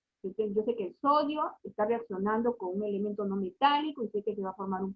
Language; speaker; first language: Spanish; native; Spanish